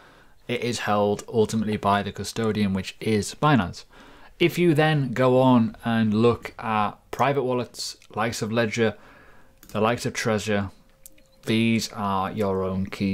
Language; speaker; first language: English; native; English